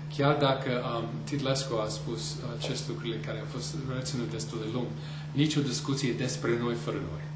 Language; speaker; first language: Romanian; non-native, fluent; English